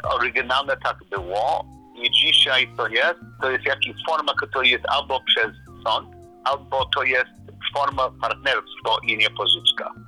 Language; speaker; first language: Polish; non-native, learner; English